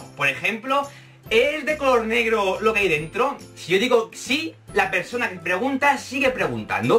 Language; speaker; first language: Spanish; native; Spanish